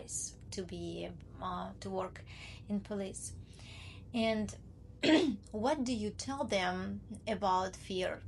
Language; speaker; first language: English; non-native, learner; Ukrainian